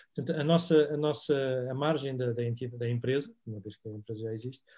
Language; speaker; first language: Portuguese; native; Portuguese